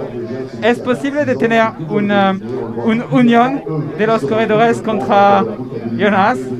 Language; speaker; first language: Spanish; non-native, learner; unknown